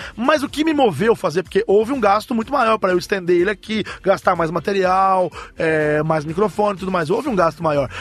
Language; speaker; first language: Portuguese; native; Portuguese